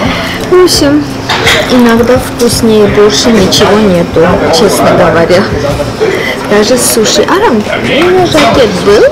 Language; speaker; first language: Russian; non-native, fluent; Armenian